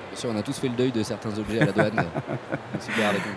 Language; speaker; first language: French; native; French